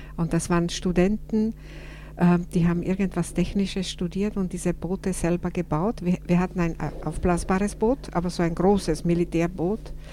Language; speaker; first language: German; non-native, fluent; Slovak